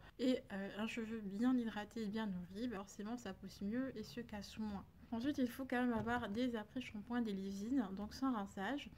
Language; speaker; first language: French; native; French